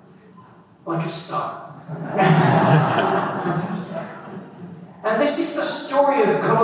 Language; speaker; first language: English; native; English